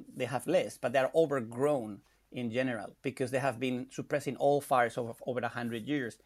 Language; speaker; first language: English; non-native, fluent; Spanish